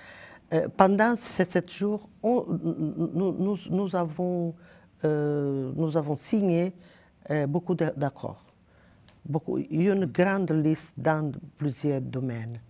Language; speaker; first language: French; non-native, learner; Portuguese